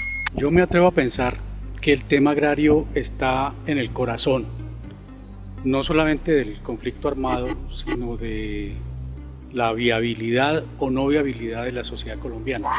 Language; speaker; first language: Spanish; native; Spanish